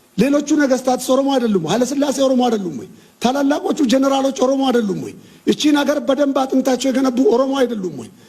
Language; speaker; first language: Amharic; non-native, local second language; Oromo